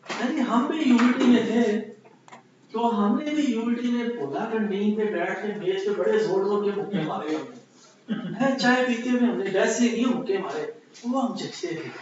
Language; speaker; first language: Urdu; non-native, local second language; Punjabi